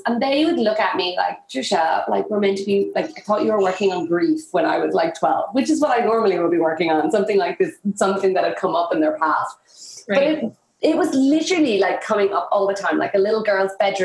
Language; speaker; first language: English; native; English